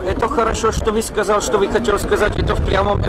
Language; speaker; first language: Russian; non-native, learner; Czech